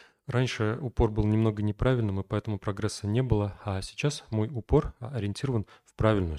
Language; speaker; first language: Russian; native; Russian